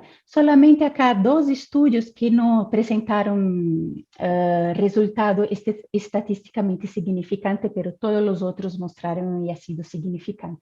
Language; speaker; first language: Spanish; non-native, fluent; Portuguese